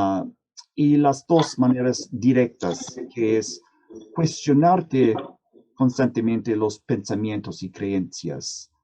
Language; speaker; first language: Spanish; non-native, fluent; English